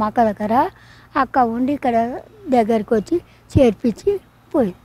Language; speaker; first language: Telugu; native; Telugu